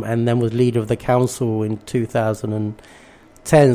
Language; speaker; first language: English; early bilingual, other home language; Bangla